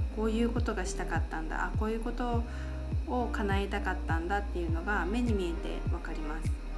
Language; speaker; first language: Japanese; native; Japanese